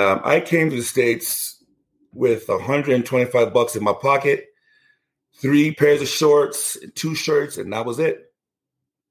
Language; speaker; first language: English; non-native, local second language; Igbo